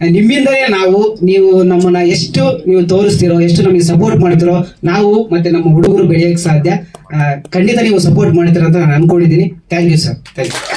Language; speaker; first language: Kannada; native; Kannada